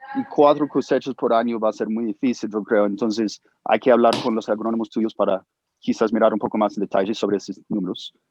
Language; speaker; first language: Spanish; non-native, fluent; English